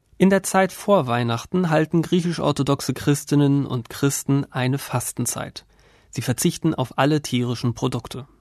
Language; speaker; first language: German; native; German